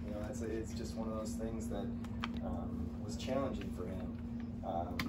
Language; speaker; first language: English; native; English